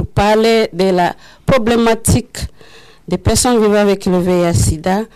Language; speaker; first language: French; non-native, local second language; Kinyarwanda